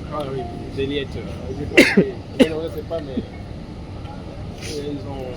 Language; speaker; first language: French; non-native, learner; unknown